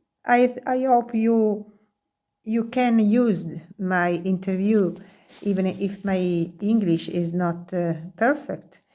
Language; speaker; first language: English; non-native, learner; Italian